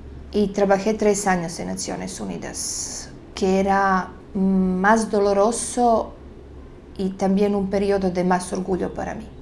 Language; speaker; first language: Spanish; non-native, fluent; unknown